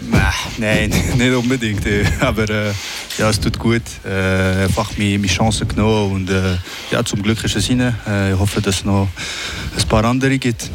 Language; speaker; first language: German; non-native, local second language; French